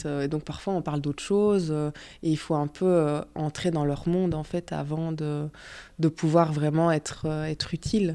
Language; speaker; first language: French; native; French